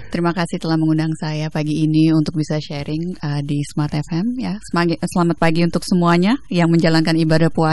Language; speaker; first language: Indonesian; early bilingual, other home language; English